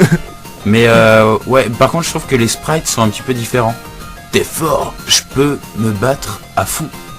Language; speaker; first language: French; native; French